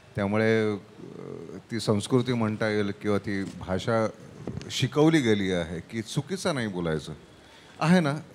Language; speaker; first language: Marathi; native; Marathi